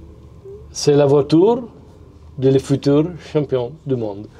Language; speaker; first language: French; non-native, fluent; Italian